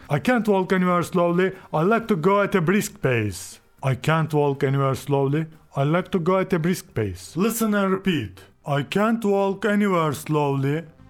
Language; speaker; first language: English; non-native, fluent; Turkish